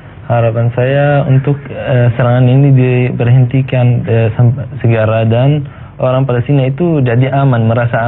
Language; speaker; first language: Indonesian; non-native, fluent; Arabic